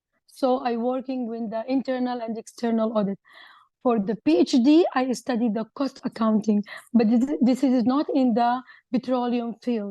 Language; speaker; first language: English; non-native, learner; Arabic